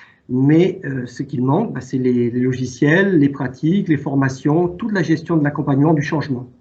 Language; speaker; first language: French; native; French